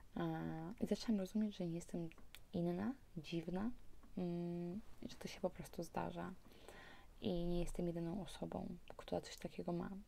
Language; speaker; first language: Polish; early bilingual, heritage; Polish